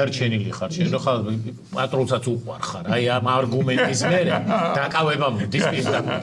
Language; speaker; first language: Georgian; native; Georgian